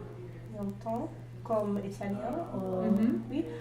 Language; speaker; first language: French; non-native, learner; English